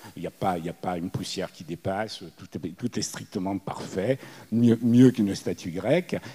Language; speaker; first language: French; early bilingual, other home language; Italian